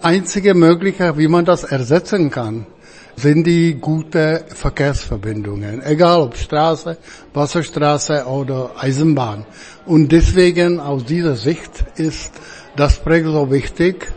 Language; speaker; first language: German; non-native, fluent; Czech